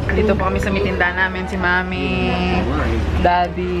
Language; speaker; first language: Filipino; native; Filipino